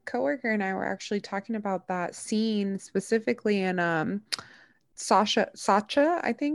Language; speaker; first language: English; early bilingual, other home language; Spanish